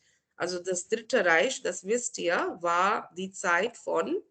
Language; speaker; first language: German; non-native, fluent; Marathi